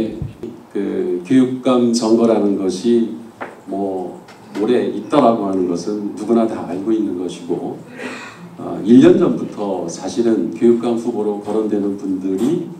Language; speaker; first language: Korean; native; Korean